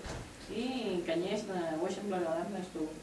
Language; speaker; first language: Russian; non-native, learner; Spanish